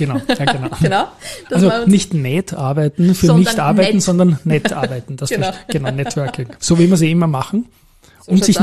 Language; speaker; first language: German; native; German